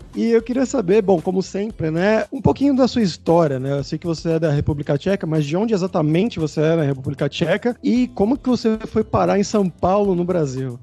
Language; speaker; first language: Portuguese; native; Portuguese